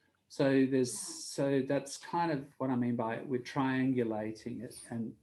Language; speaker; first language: English; native; English